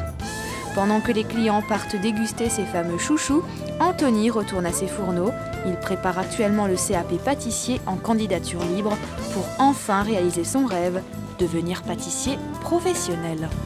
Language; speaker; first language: French; native; French